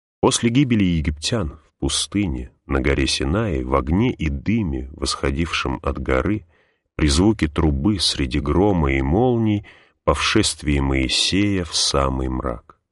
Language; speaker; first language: Russian; native; Russian